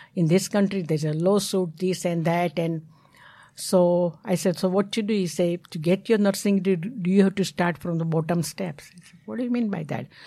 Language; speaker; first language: English; non-native, local second language; Gujarati